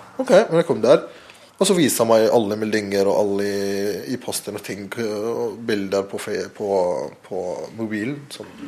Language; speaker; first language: Norwegian; non-native, learner; Arabic